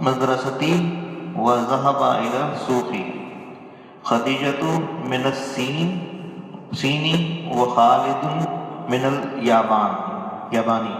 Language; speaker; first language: Arabic; non-native, learner; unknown